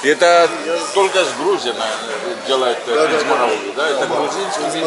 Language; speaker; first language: Russian; non-native, fluent; English